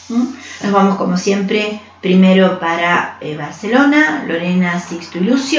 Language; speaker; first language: Spanish; native; Spanish